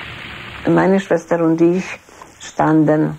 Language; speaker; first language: German; non-native, fluent; Polish